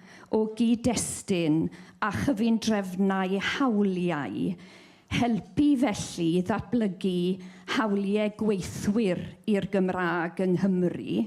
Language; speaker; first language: Welsh; native; Welsh